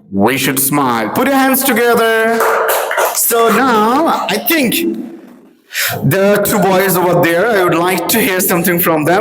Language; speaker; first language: English; non-native, local second language; Bangla